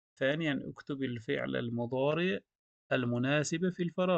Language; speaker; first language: Arabic; non-native, fluent; Uzbek